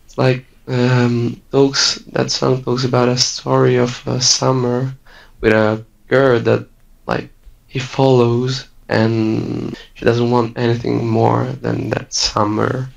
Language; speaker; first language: English; non-native, fluent; Italian